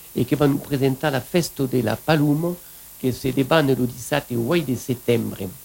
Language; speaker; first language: French; native; French